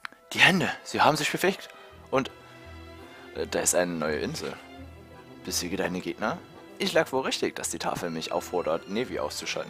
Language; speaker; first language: German; native; German